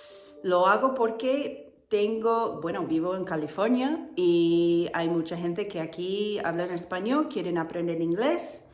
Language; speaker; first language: Spanish; non-native, fluent; English